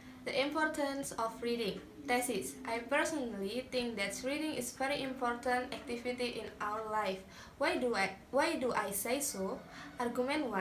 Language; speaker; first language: English; non-native, learner; Indonesian